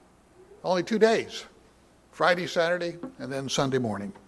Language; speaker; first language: English; native; English